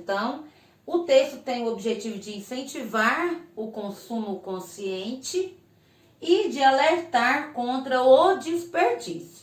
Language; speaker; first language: Portuguese; native; Portuguese